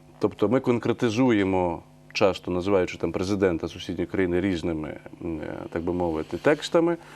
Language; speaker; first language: Ukrainian; native; Ukrainian